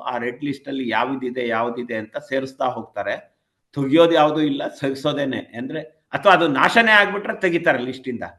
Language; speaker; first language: Kannada; non-native, local second language; Tamil